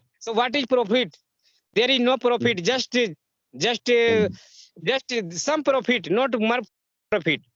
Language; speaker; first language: English; non-native, learner; Hindi